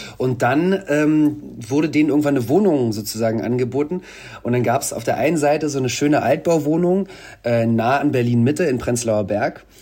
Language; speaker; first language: German; early bilingual, other home language; Russian